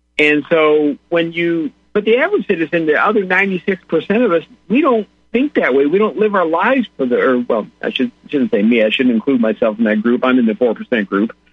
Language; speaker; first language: English; native; English